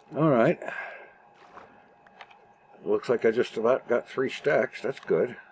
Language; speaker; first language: English; native; English